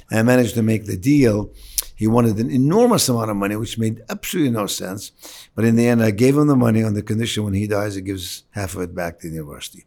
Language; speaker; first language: English; non-native, fluent; Arabic